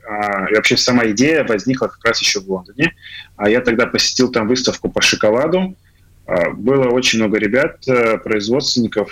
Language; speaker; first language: Russian; native; Russian